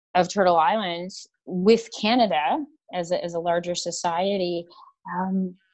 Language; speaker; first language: English; native; English